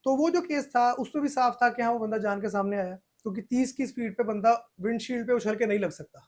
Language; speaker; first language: Hindi; non-native, local second language; Punjabi